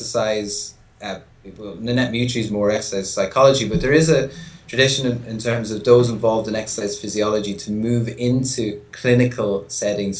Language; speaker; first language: English; native; English